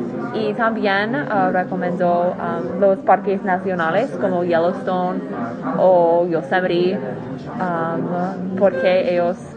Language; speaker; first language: Spanish; non-native, learner; English